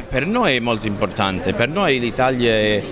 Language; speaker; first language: Italian; non-native, learner; English